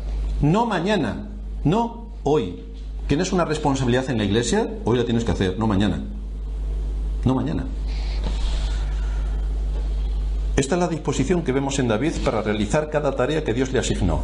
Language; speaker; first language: Spanish; native; Spanish